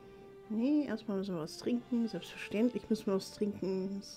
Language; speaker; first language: German; native; German